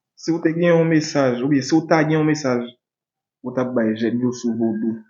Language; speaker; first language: Haitian Creole; native; Haitian Creole